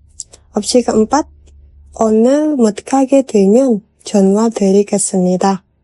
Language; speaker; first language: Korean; non-native, fluent; Indonesian